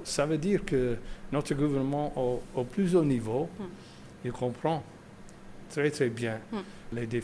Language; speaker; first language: French; non-native, fluent; English